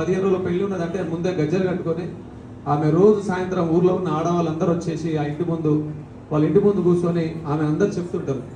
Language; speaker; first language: Telugu; non-native, local second language; Lambadi